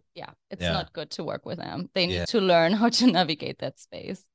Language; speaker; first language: English; non-native, fluent; German